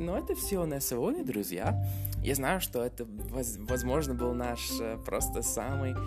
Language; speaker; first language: Russian; non-native, fluent; English